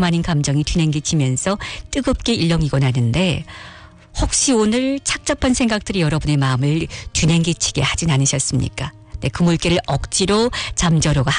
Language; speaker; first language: Korean; early bilingual, heritage; Korean